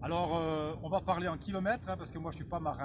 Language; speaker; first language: French; native; French